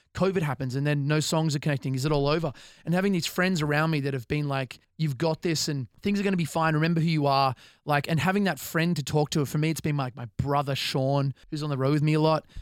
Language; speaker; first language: English; native; English